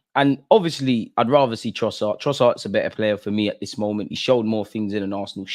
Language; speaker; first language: English; native; English